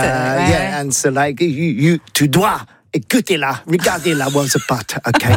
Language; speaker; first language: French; non-native, learner; English